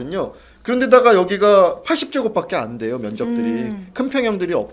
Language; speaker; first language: Korean; native; Korean